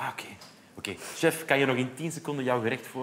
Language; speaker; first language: Dutch; native; Dutch